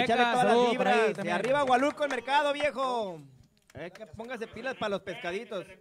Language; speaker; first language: Spanish; native; Spanish